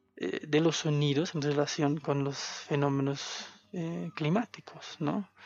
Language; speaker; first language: Spanish; non-native, fluent; German